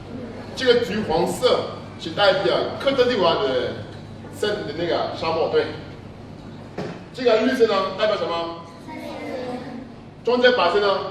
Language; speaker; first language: Chinese; non-native, fluent; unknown